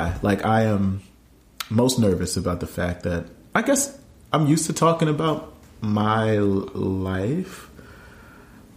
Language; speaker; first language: English; native; English